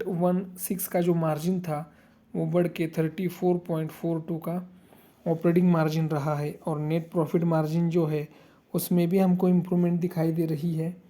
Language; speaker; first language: Hindi; non-native, local second language; Marathi